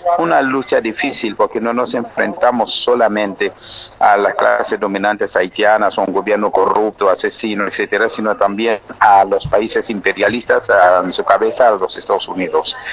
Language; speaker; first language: Spanish; non-native, fluent; Haitian Creole